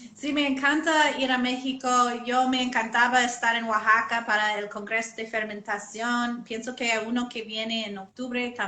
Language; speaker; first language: Spanish; non-native, learner; English